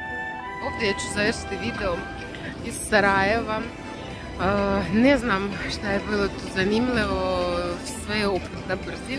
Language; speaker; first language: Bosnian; non-native, learner; Russian